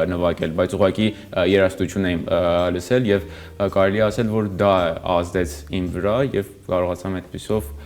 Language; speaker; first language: Armenian; early bilingual, heritage; Armenian